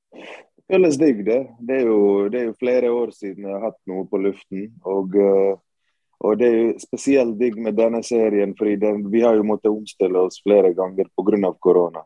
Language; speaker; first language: Norwegian; early bilingual, other home language; Bosnian